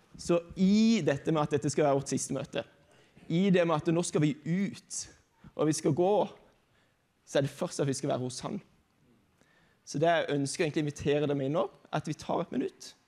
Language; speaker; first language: Norwegian; native; Norwegian